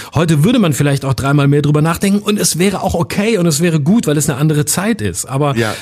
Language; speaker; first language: German; native; German